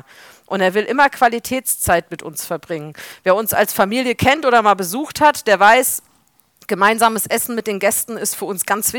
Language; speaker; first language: German; native; German